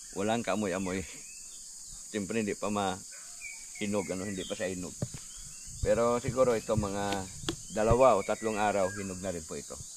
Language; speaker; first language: Filipino; non-native, local second language; Cebuano